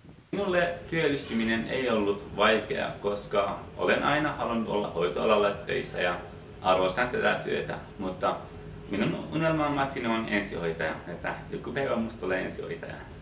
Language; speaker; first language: Finnish; non-native, fluent; Persian